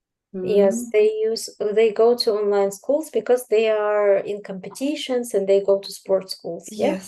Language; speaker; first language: English; non-native, fluent; Russian